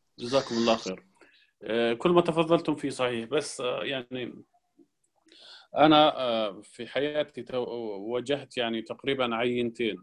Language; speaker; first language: Arabic; native; Arabic